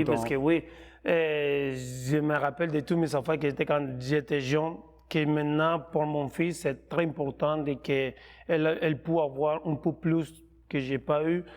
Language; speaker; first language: French; non-native, fluent; Spanish